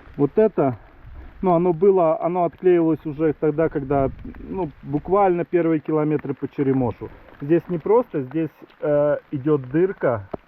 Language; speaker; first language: Russian; non-native, local second language; Ukrainian